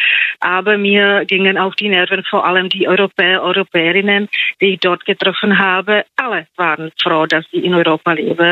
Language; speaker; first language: German; non-native, fluent; Czech